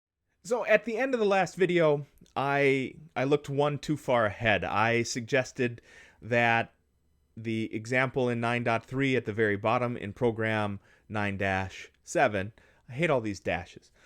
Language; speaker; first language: English; native; English